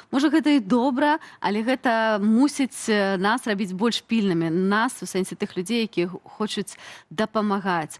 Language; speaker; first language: Belarusian; native; Belarusian